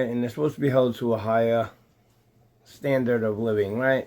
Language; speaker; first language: English; native; English